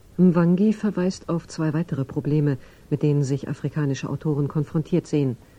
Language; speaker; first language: German; native; German